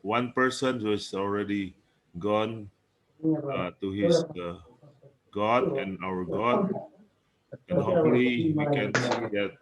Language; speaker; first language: English; non-native, learner; Indonesian